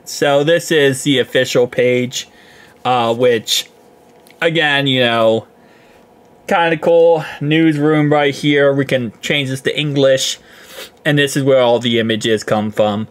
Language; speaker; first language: English; native; English